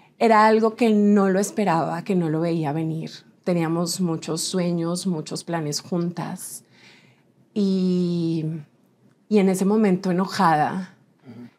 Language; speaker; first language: Spanish; native; Spanish